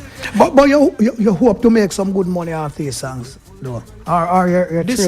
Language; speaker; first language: English; native; English